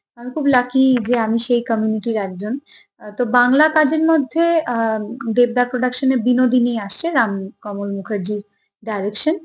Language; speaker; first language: Bangla; native; Bangla